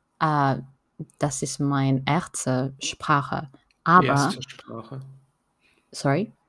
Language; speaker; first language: German; non-native, learner; French